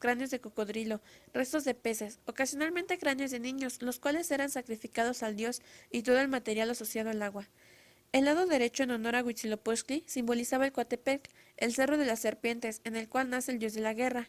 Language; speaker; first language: Spanish; native; Spanish